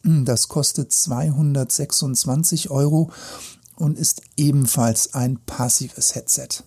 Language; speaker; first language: German; native; German